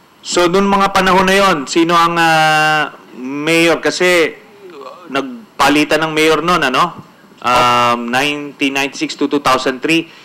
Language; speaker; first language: Filipino; native; Filipino